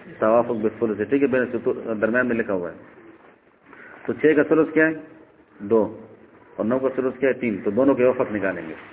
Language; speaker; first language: Urdu; non-native, local second language; Northern Hindko